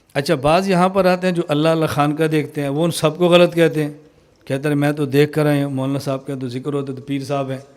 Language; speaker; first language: Urdu; non-native, local second language; Punjabi